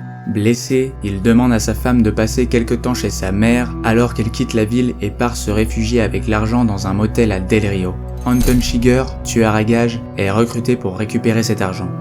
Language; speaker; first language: French; native; French